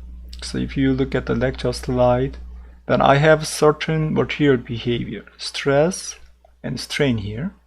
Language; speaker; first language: English; non-native, fluent; Korean